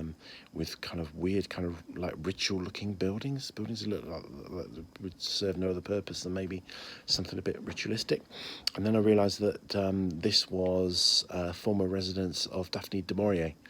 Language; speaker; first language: English; native; English